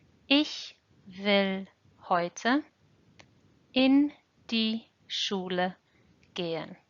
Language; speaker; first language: German; non-native, fluent; English